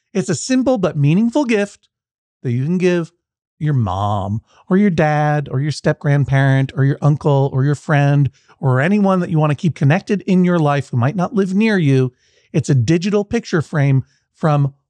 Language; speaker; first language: English; native; English